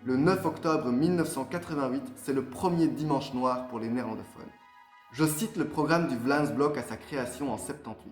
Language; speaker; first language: French; native; French